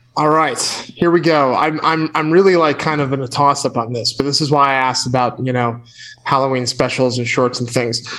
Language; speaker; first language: English; native; English